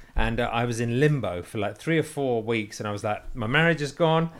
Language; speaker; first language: English; native; English